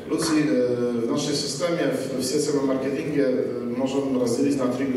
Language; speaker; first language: Russian; non-native, fluent; Polish